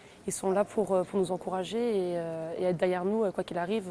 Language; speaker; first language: French; native; French